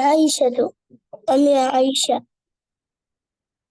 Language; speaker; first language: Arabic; non-native, learner; Bangla